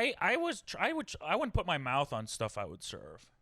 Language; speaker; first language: English; native; English